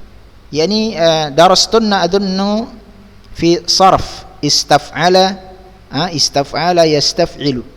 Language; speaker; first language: Arabic; non-native, fluent; Indonesian